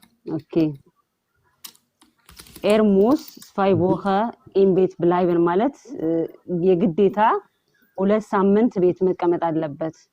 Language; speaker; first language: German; non-native, learner; Amharic